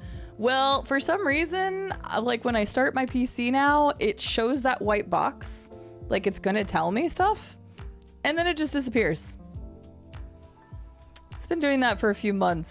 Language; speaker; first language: English; native; English